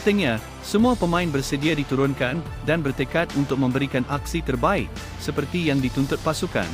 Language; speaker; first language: Malay; native; Malay